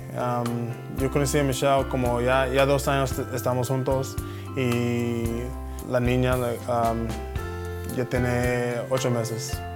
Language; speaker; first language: Spanish; early bilingual, heritage; Spanish